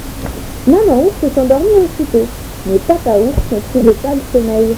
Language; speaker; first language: French; native; French